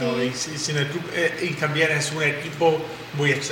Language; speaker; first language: Spanish; non-native, fluent; English